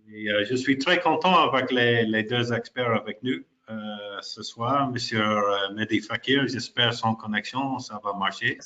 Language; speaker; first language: French; non-native, learner; English